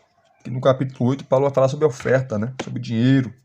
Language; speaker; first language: Portuguese; native; Portuguese